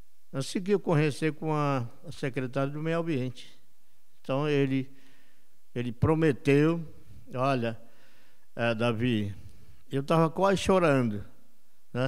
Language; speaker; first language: Portuguese; non-native, local second language; Yanomámi